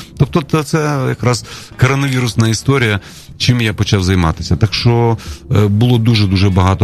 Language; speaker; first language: Ukrainian; non-native, local second language; Russian